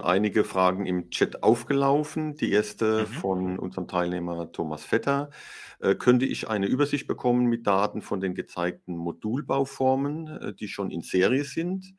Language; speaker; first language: German; native; German